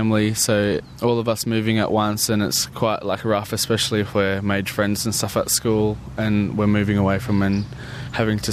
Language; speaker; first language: English; native; English